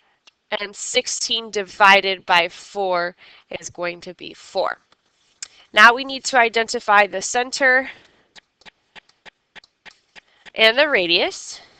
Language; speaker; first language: English; native; English